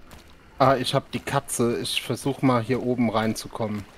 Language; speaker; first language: German; native; German